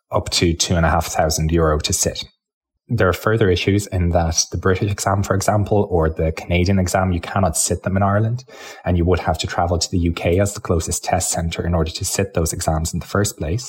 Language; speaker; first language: English; non-native, local second language; Lithuanian